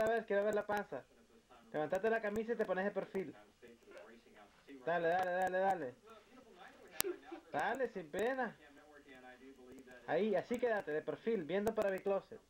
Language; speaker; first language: Spanish; native; Spanish